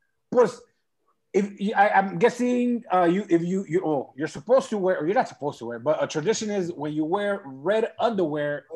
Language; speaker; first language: English; early bilingual, other home language; Spanish